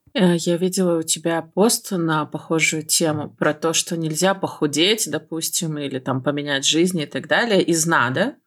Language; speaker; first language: Russian; native; Russian